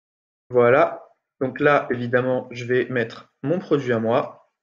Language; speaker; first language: French; native; French